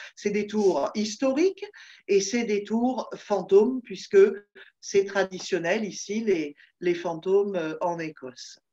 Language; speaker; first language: French; native; French